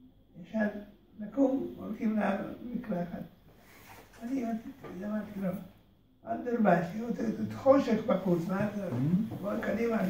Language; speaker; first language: Hebrew; early bilingual, other home language; Hungarian